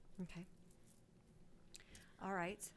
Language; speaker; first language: English; native; English